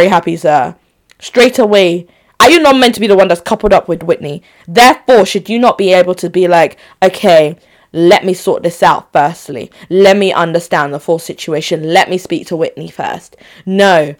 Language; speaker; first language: English; non-native, local second language; Igbo